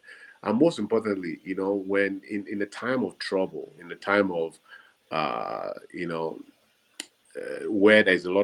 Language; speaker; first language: English; non-native, local second language; Yoruba